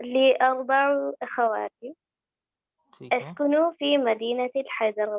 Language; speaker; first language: Arabic; non-native, learner; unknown